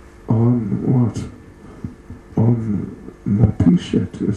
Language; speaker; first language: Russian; non-native, learner; English